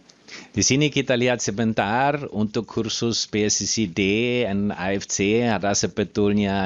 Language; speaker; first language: Indonesian; non-native, fluent; German